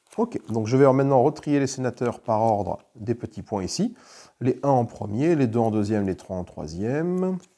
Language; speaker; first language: French; native; French